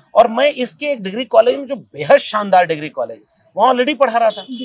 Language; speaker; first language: Hindi; native; Hindi